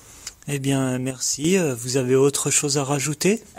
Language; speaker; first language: French; native; French